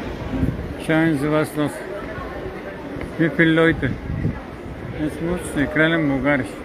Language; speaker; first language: German; non-native, learner; Bulgarian